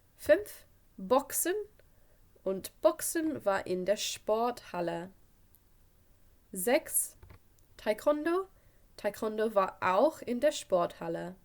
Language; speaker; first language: German; non-native, fluent; English